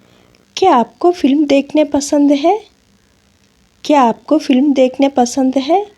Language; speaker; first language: Hindi; non-native, local second language; Telugu